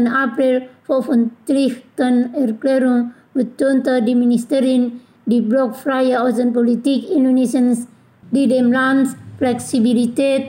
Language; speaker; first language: German; non-native, fluent; Indonesian